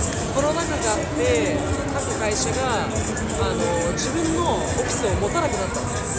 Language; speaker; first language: Japanese; native; Japanese